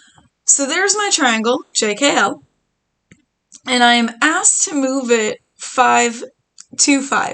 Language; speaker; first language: English; native; English